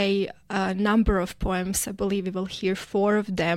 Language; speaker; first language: English; non-native, fluent; Croatian